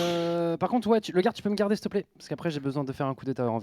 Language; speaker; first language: French; native; French